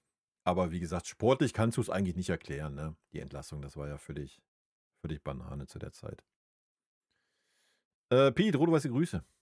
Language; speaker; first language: German; native; German